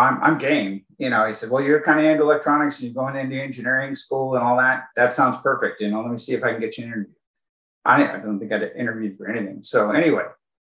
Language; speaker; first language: English; native; English